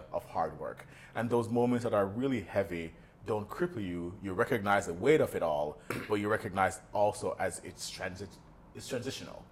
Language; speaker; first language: English; native; English